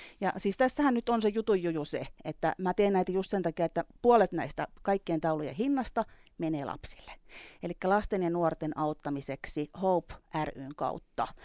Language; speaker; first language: Finnish; native; Finnish